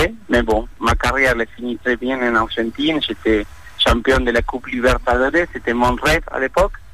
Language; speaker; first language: French; non-native, fluent; Spanish